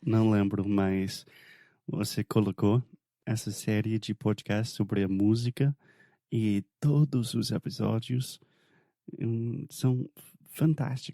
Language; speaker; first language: Portuguese; non-native, fluent; English